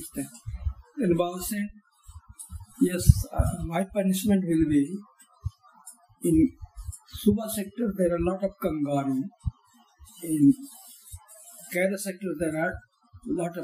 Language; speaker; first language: English; non-native, local second language; Hindi